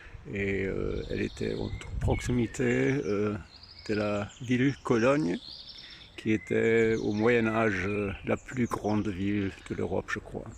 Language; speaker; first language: French; non-native, fluent; German